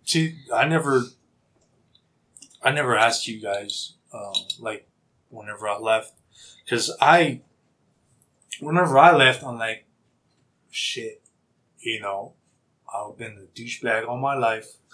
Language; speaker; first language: English; early bilingual, other home language; Spanish